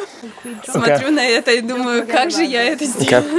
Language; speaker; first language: Russian; native; Russian